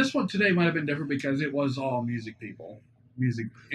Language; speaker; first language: English; native; English